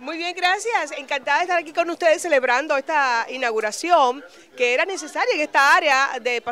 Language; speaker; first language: Spanish; native; Spanish